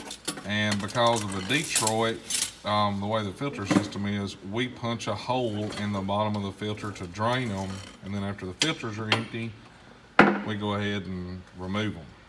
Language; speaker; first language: English; native; English